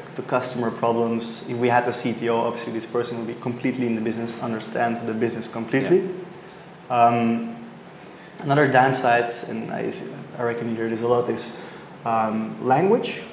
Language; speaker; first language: English; non-native, fluent; Dutch